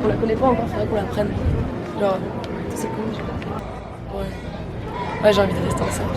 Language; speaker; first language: French; native; French